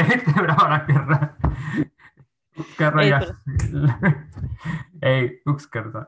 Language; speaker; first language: Finnish; non-native, learner; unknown